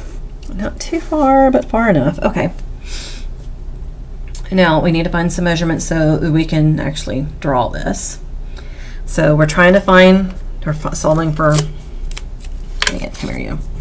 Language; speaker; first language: English; native; English